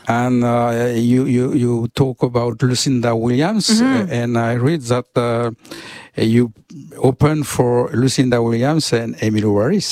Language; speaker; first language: English; non-native, learner; French